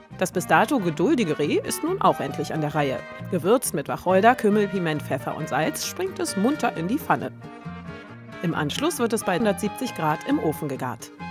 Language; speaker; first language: German; native; German